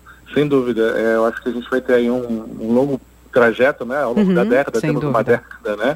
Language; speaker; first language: Portuguese; native; Portuguese